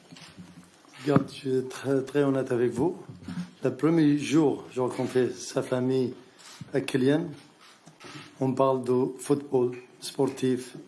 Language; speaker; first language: French; non-native, learner; Arabic